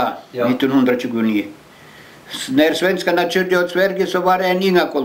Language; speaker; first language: Swedish; early bilingual, heritage; Swedish